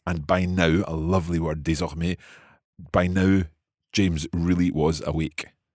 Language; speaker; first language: English; native; English